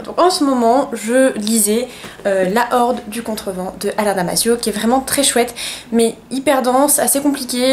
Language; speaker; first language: French; native; French